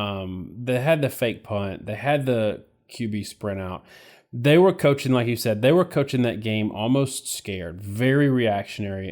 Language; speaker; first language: English; native; English